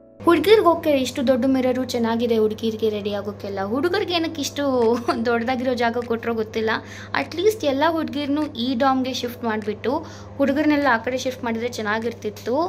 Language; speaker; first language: Kannada; non-native, local second language; Telugu